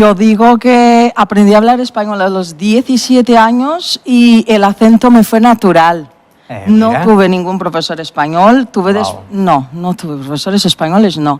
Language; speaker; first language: Spanish; non-native, fluent; Portuguese